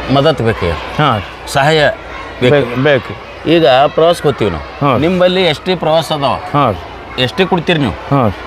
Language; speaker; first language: Kannada; native; Kannada